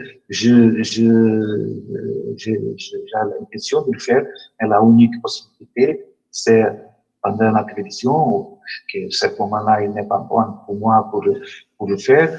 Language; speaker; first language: French; non-native, learner; Portuguese